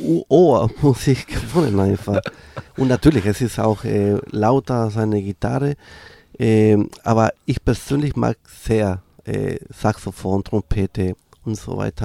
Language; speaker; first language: German; non-native, fluent; Spanish